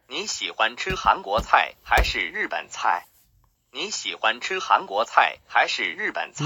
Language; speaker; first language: Chinese; non-native, learner; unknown